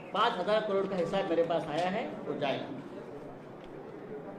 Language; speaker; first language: Hindi; non-native, local second language; Marathi